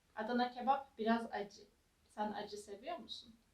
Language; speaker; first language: Turkish; native; Turkish